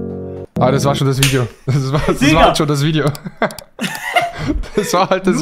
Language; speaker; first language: German; native; German